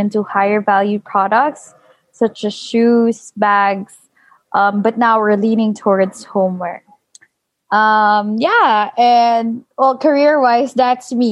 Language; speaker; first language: English; non-native, local second language; Filipino